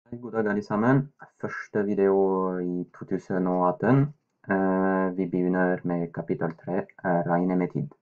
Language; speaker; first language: Norwegian; non-native, fluent; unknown